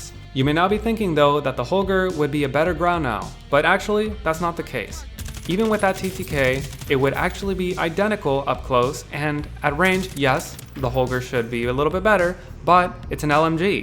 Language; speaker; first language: English; native; English